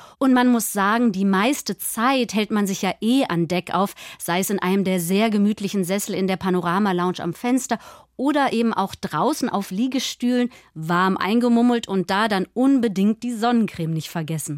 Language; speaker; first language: German; native; German